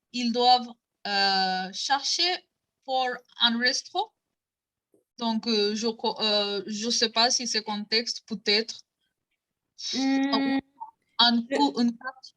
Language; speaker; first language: French; non-native, learner; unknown